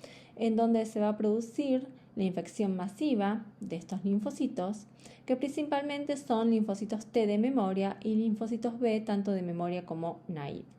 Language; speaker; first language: Spanish; native; Spanish